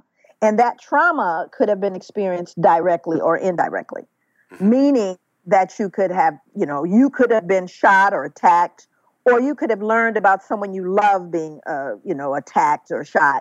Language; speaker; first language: English; native; English